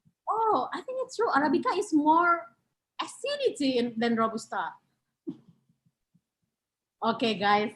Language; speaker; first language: English; non-native, fluent; Indonesian